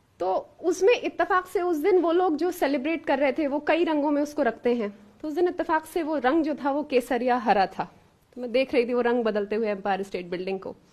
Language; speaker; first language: Hindi; native; Hindi